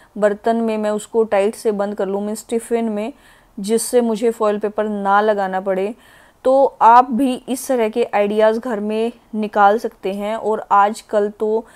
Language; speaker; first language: Hindi; native; Hindi